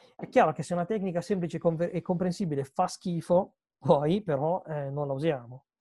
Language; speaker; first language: Italian; native; Italian